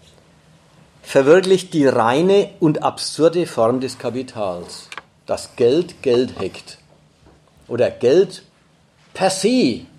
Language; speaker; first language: German; native; German